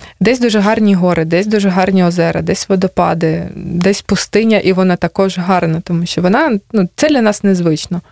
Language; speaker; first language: Ukrainian; native; Ukrainian